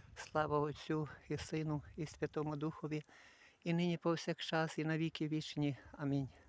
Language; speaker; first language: Ukrainian; native; Ukrainian